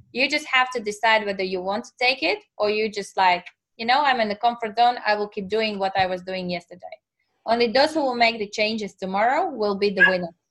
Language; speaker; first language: English; non-native, fluent; Latvian